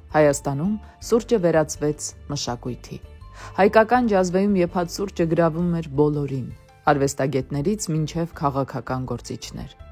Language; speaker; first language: Armenian; native; Armenian